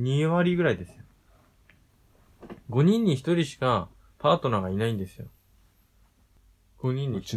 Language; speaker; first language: Japanese; native; Japanese